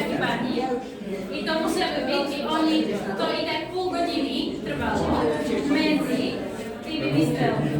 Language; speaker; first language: Polish; non-native, learner; Slovak